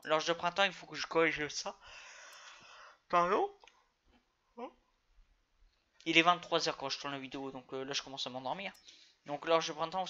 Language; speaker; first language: French; native; French